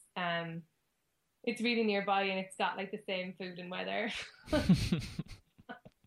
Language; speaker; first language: English; native; English